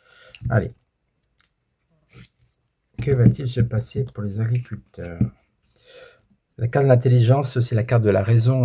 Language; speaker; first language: French; native; French